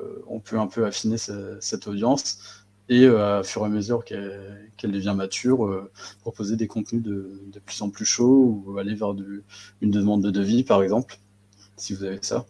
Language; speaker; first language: French; native; French